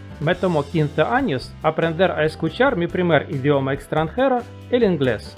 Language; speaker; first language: Spanish; non-native, fluent; Russian